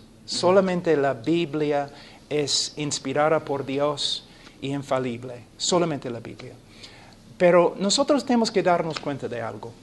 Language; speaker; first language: Spanish; non-native, fluent; English